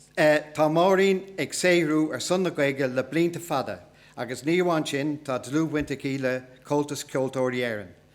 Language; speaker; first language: Irish; non-native, local second language; English